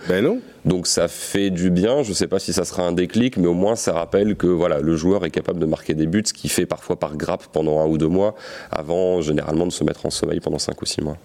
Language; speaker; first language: French; native; French